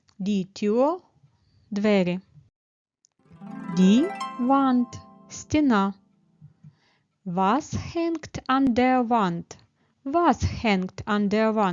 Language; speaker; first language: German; non-native, fluent; Ukrainian